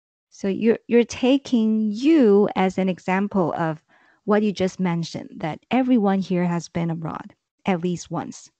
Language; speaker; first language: English; non-native, fluent; Chinese